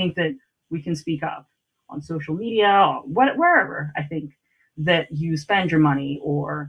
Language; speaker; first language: English; non-native, local second language; Cantonese